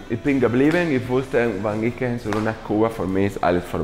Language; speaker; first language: German; non-native, fluent; Spanish